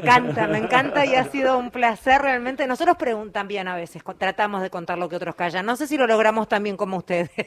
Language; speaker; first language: Spanish; native; Spanish